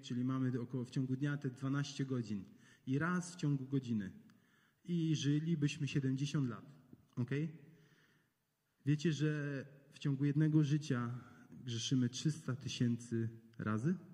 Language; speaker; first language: Polish; native; Polish